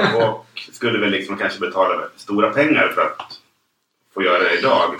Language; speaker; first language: Swedish; native; Swedish